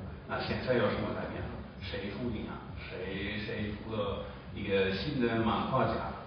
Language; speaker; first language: Chinese; non-native, learner; German